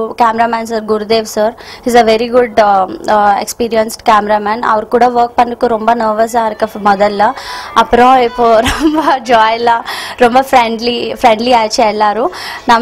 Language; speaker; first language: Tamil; non-native, learner; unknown